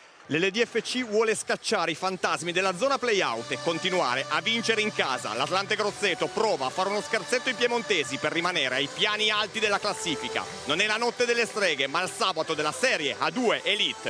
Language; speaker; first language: Italian; native; Italian